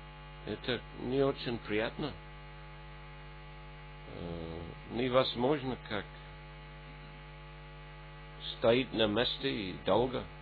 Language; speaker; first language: Russian; non-native, fluent; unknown